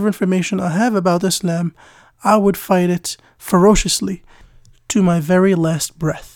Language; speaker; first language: English; native; English